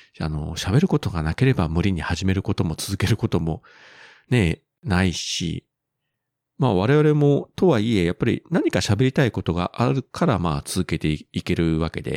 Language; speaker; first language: Japanese; native; Japanese